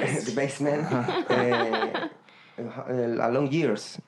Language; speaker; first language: English; non-native, learner; Spanish